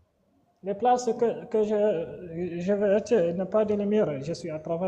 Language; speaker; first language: French; non-native, learner; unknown